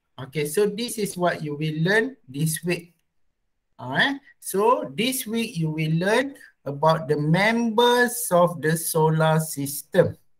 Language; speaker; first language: English; non-native, local second language; Malay